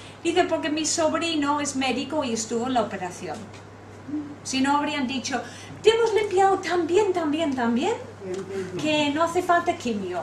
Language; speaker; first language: Spanish; non-native, fluent; English